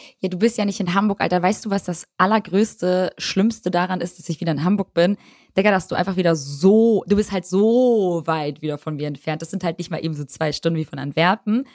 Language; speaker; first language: German; early bilingual, other home language; Albanian